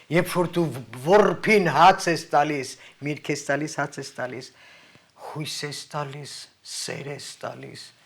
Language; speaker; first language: Armenian; native; Armenian